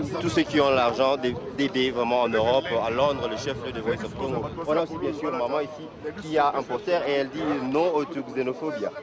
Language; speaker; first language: French; non-native, local second language; Lingala